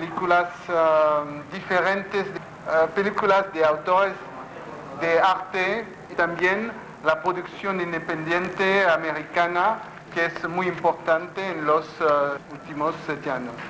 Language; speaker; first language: Spanish; non-native, learner; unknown